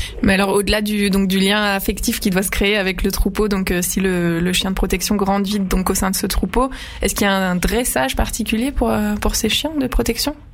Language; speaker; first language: French; native; French